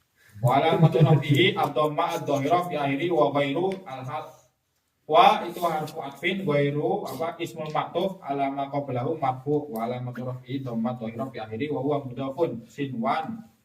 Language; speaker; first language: Arabic; non-native, fluent; Indonesian